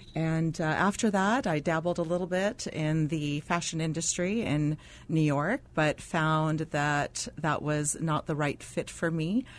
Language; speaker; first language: English; non-native, fluent; Arabic